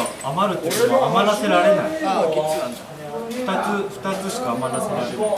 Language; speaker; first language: Japanese; native; Japanese